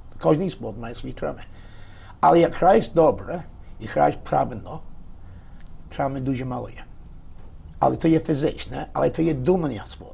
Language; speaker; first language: Polish; non-native, learner; Ukrainian